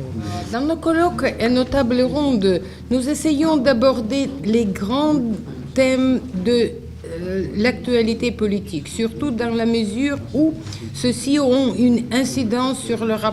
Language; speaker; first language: French; non-native, fluent; Russian